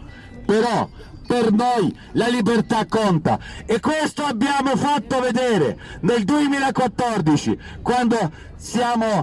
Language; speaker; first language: Italian; non-native, fluent; Ukrainian